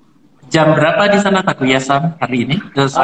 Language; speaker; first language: Indonesian; native; Indonesian